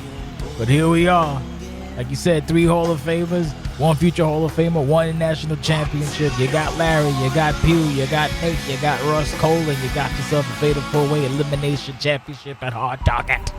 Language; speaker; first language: English; native; English